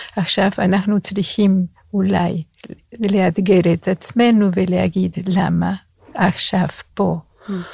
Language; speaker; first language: Hebrew; non-native, fluent; Spanish